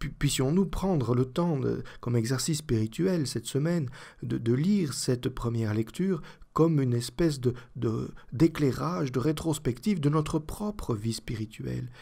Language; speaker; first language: French; native; French